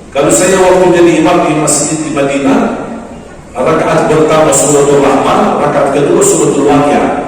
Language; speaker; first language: Malay; non-native, fluent; Arabic